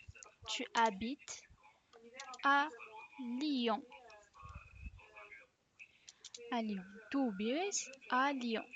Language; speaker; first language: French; non-native, fluent; Spanish